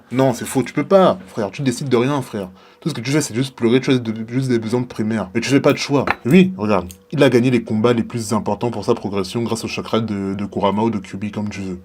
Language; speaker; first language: French; native; French